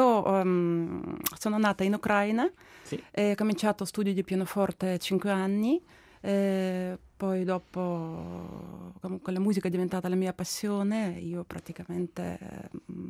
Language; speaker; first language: Italian; non-native, fluent; Ukrainian